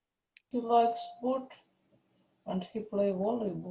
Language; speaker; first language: English; non-native, learner; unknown